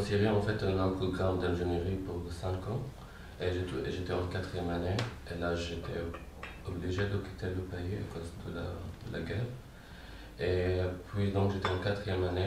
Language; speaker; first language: French; non-native, fluent; Arabic